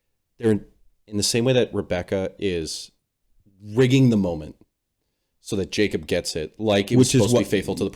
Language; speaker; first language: English; native; English